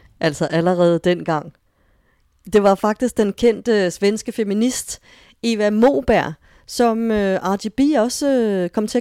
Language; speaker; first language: Danish; native; Danish